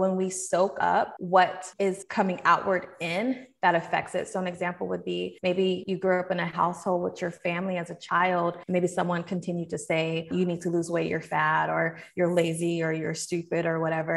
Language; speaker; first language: English; native; English